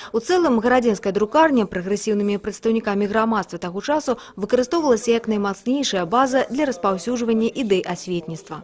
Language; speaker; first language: Belarusian; native; Belarusian